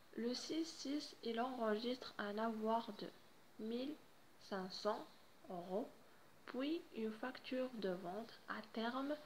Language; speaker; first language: French; non-native, local second language; Arabic